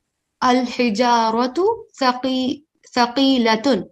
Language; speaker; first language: Arabic; non-native, learner; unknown